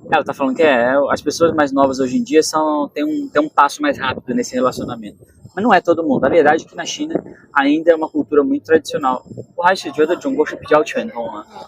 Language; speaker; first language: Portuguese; native; Portuguese